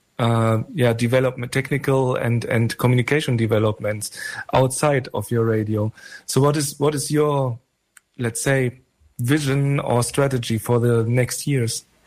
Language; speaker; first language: English; non-native, fluent; German